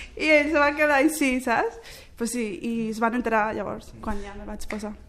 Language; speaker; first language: Catalan; early bilingual, other home language; Arabic